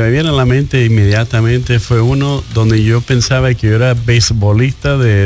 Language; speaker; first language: Spanish; early bilingual, heritage; Spanish